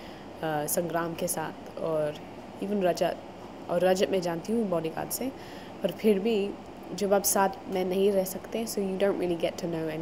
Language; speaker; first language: Hindi; non-native, learner; English